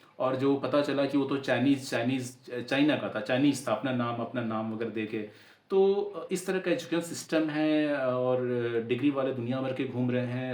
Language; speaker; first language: Hindi; native; Hindi